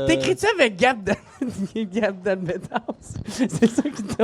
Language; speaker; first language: French; native; French